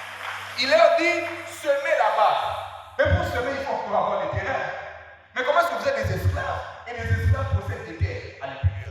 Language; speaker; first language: French; non-native, local second language; Lingala